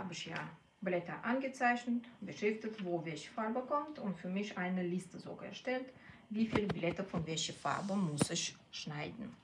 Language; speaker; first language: German; non-native, fluent; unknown